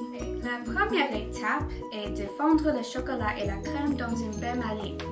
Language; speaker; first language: French; non-native, learner; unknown